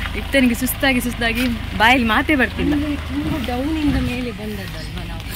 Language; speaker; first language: Kannada; non-native, local second language; Tulu